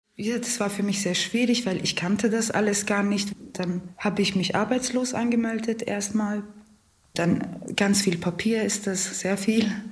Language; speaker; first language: German; native; German